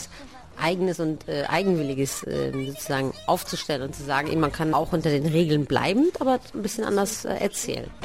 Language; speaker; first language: German; native; German